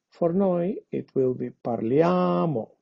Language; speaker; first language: Italian; non-native, fluent; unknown